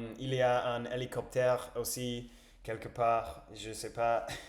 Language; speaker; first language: French; non-native, learner; English